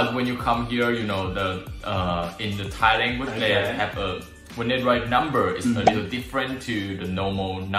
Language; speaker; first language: English; non-native, learner; Chinese